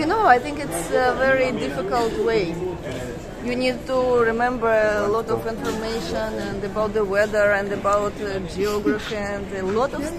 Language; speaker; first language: English; non-native, fluent; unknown